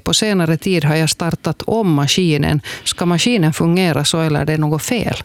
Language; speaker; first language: Swedish; native; Swedish